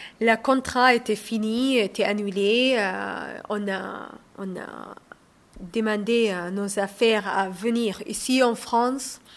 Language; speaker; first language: French; non-native, learner; Somali